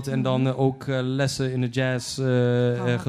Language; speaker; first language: Dutch; non-native, fluent; Polish